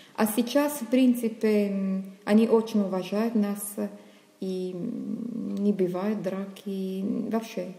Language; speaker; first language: Russian; non-native, fluent; Italian